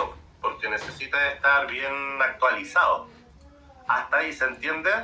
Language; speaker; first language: Spanish; native; Spanish